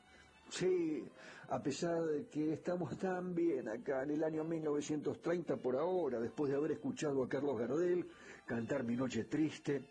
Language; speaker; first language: Spanish; native; Spanish